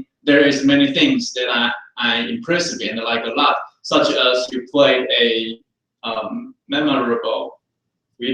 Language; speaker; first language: English; non-native, fluent; Chinese